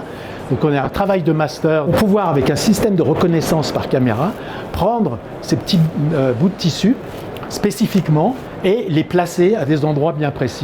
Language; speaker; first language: French; native; French